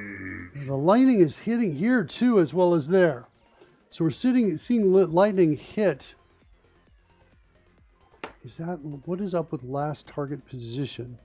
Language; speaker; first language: English; native; English